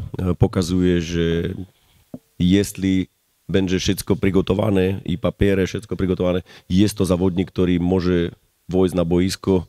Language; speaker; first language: Polish; non-native, learner; Slovak